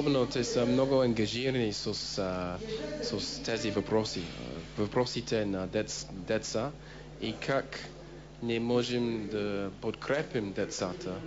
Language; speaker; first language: Bulgarian; non-native, fluent; English